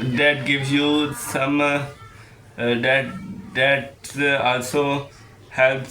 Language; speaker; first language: English; non-native, local second language; Urdu